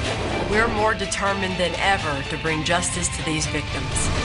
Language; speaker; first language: English; native; English